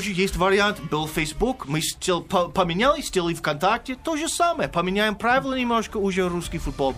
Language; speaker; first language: Russian; non-native, fluent; English